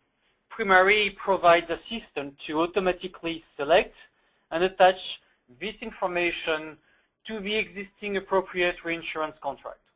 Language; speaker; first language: English; non-native, fluent; French